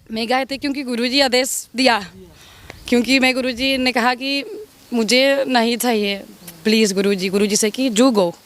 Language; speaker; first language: Hindi; non-native, learner; Spanish